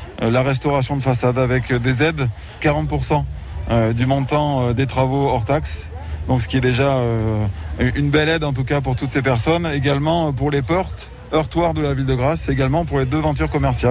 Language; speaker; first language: French; native; French